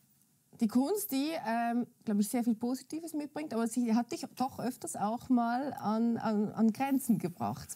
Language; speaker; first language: German; native; German